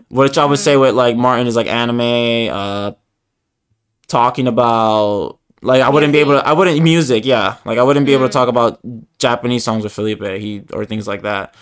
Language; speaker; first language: English; early bilingual, other home language; Spanish